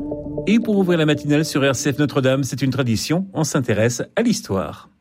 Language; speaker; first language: French; native; French